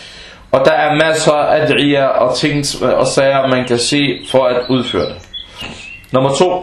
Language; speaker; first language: Danish; non-native, fluent; Arabic